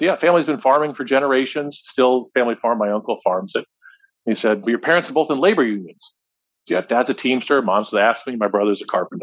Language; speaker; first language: English; native; English